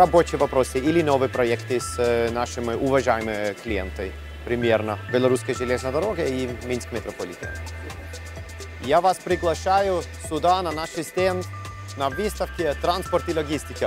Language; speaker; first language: Russian; non-native, learner; German